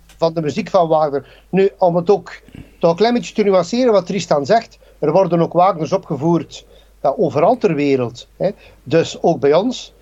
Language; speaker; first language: Dutch; native; Dutch